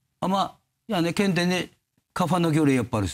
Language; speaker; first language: Turkish; non-native, learner; Japanese